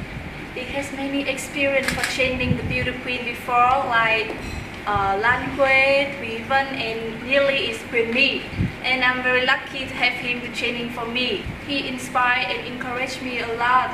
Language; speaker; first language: English; non-native, learner; Vietnamese